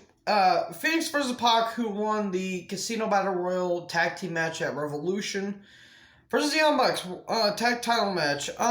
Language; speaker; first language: English; native; English